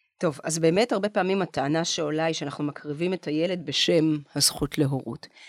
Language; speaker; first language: Hebrew; native; Hebrew